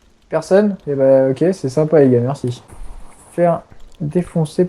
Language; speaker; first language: French; native; French